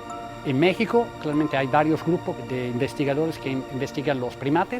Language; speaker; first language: Spanish; non-native, fluent; Italian